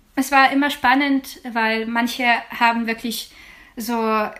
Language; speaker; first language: German; non-native, fluent; Ukrainian